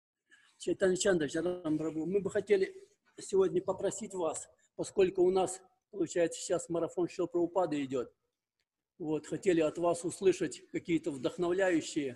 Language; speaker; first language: Russian; native; Russian